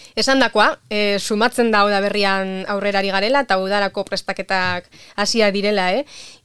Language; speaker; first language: Basque; native; Basque